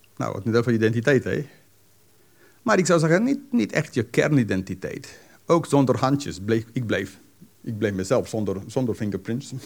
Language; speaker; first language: Dutch; non-native, fluent; English